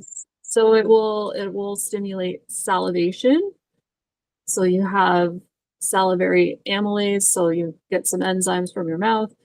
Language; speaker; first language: English; native; English